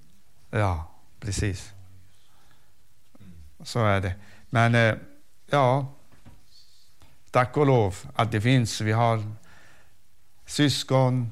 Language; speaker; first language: Swedish; non-native, fluent; Arabic